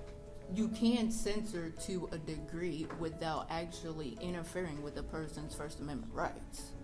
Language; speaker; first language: English; native; English